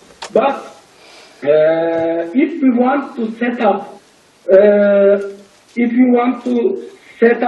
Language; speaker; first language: English; non-native, learner; Turkish